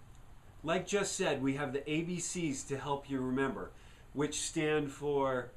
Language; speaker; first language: English; native; English